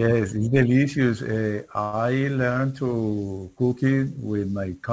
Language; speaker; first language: English; non-native, learner; Spanish